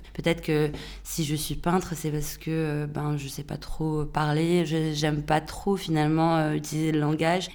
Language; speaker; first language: French; native; French